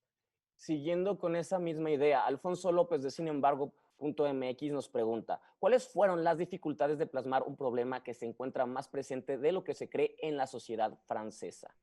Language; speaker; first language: Spanish; native; Spanish